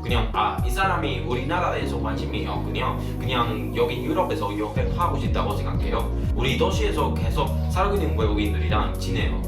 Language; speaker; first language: Korean; non-native, learner; Spanish